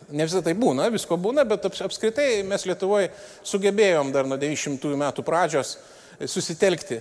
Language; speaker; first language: Lithuanian; native; Lithuanian